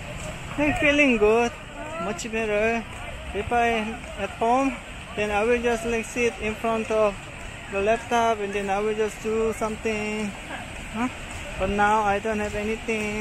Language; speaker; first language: English; non-native, learner; Korean